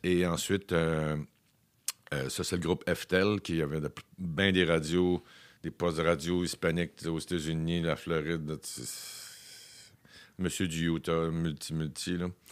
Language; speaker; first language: French; native; French